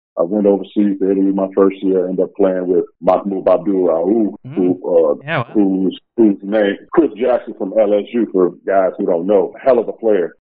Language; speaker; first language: English; native; English